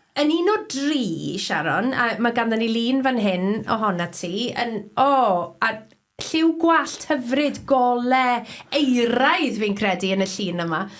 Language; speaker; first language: Welsh; native; Welsh